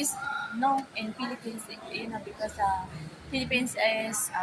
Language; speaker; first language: English; non-native, local second language; Filipino